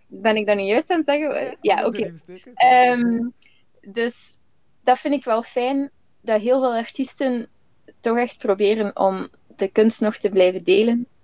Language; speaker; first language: Dutch; native; Dutch